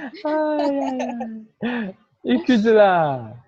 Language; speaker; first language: French; non-native, fluent; Portuguese